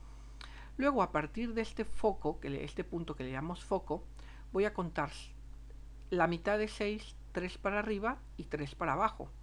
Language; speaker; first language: Spanish; native; Spanish